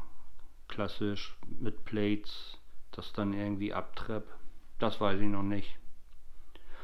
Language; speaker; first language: German; native; German